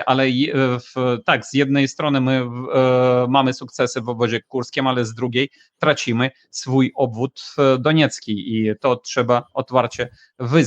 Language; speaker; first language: Polish; non-native, fluent; Ukrainian